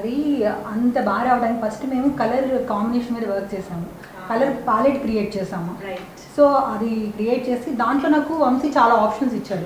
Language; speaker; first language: Telugu; native; Telugu